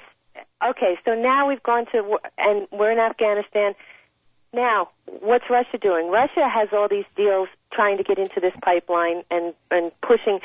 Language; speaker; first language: English; native; English